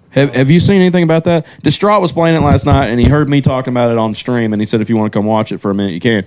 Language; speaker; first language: English; native; English